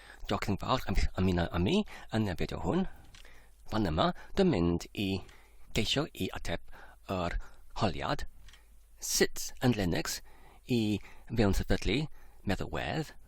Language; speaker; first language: Welsh; non-native, learner; English